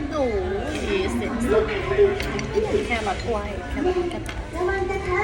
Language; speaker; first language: Thai; native; Thai